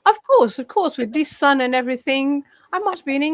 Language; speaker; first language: English; non-native, fluent; Portuguese